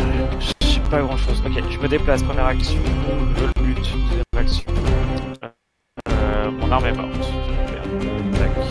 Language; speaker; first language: French; native; French